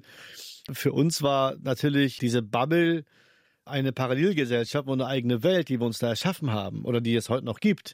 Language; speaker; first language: German; early bilingual, other home language; Albanian